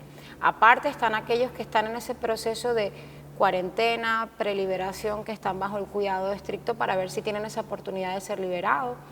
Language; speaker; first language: Spanish; native; Spanish